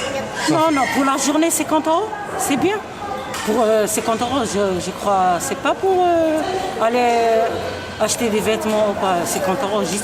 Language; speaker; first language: French; non-native, local second language; Arabic